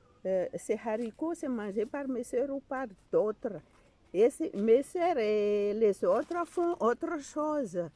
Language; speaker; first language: French; non-native, fluent; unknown